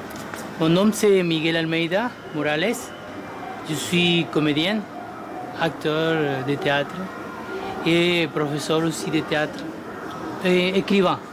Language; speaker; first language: French; non-native, fluent; Spanish